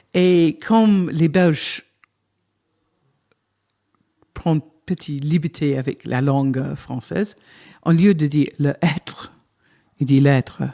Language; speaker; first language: French; non-native, fluent; English